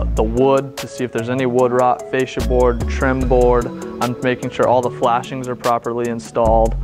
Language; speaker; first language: English; native; English